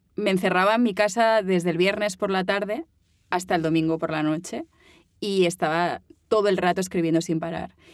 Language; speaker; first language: Spanish; native; Spanish